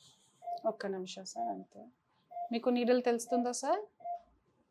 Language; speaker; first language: Telugu; non-native, local second language; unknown